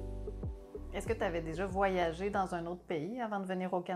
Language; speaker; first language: French; native; French